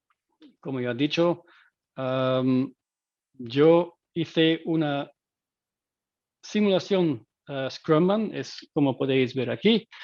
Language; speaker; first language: Spanish; non-native, fluent; Dutch